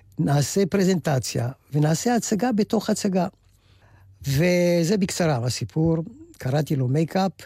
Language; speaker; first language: Hebrew; native; Hebrew